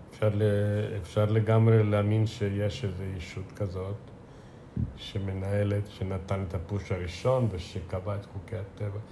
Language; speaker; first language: Hebrew; non-native, fluent; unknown